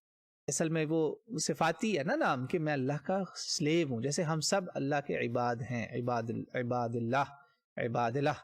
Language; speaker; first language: Urdu; native; Urdu